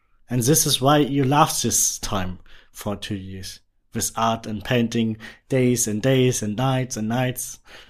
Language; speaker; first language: English; non-native, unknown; German